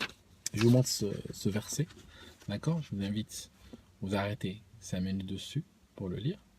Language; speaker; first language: French; native; French